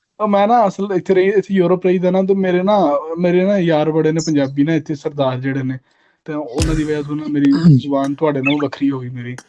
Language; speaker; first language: Urdu; non-native, local second language; Punjabi